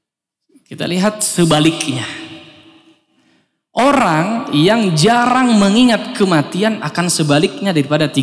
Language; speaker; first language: Indonesian; native; Indonesian